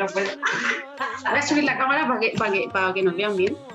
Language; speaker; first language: Spanish; native; Spanish